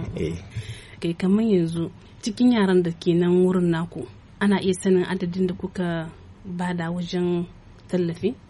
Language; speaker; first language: Hausa; native; Hausa